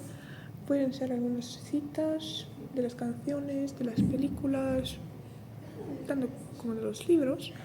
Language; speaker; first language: Spanish; non-native, fluent; Russian